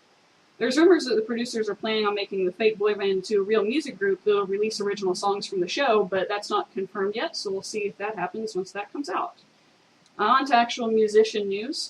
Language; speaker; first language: English; native; English